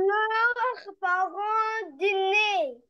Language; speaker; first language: French; non-native, learner; Arabic